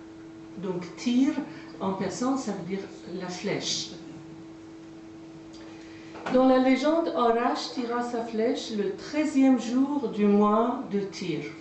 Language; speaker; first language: French; non-native, fluent; Persian